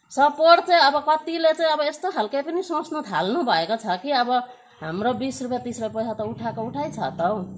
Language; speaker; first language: Nepali; native; Nepali